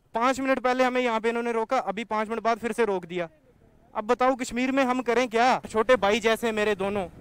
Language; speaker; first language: Hindi; native; Hindi